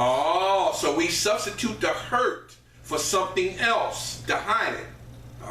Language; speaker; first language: English; native; English